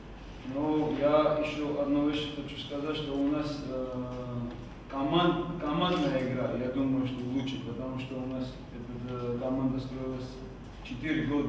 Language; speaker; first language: Russian; non-native, fluent; Georgian